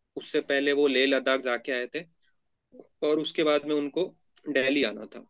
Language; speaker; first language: Hindi; native; Hindi